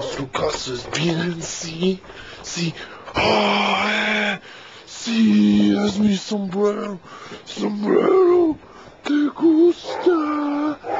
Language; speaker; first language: Spanish; non-native, learner; English